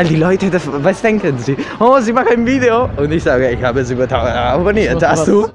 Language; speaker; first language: German; non-native, learner; Italian